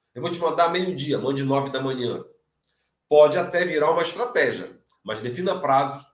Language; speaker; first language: Portuguese; native; Portuguese